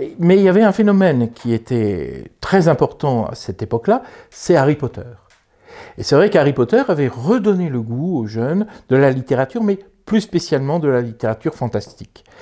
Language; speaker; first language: French; native; French